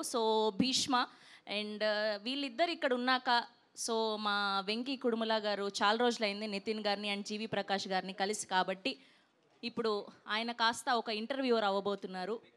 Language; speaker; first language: Telugu; native; Telugu